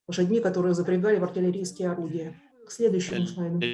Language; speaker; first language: Russian; native; Russian